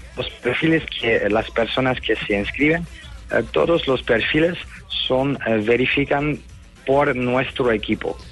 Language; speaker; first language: Spanish; non-native, learner; Dutch